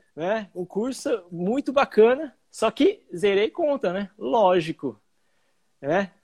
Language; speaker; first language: Portuguese; early bilingual, other home language; English